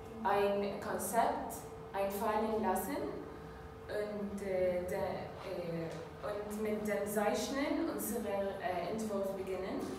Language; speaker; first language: German; non-native, learner; Arabic